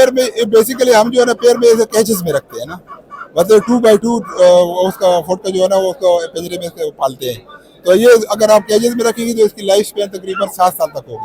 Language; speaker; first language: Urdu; non-native, local second language; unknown